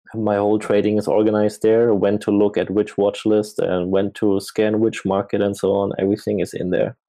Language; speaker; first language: English; non-native, fluent; German